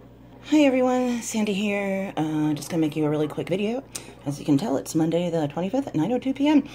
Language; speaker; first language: English; native; English